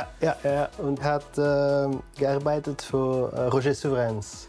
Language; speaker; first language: German; non-native, learner; Dutch